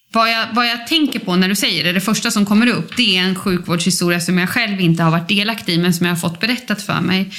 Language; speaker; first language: Swedish; native; Swedish